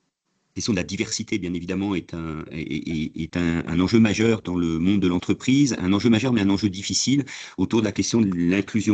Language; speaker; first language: French; native; French